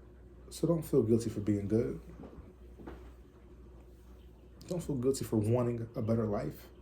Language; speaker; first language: English; native; English